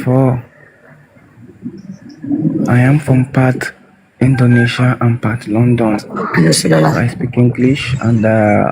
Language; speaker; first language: English; early bilingual, heritage; English